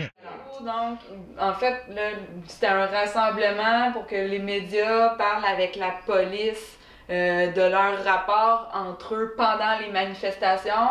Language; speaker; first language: French; native; French